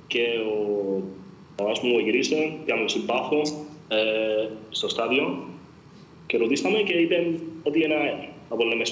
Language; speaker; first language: Greek; early bilingual, other home language; English